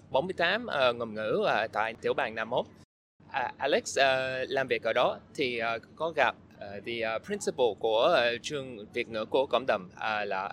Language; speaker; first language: Vietnamese; non-native, learner; English